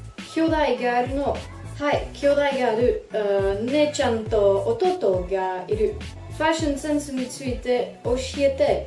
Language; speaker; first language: Japanese; non-native, learner; French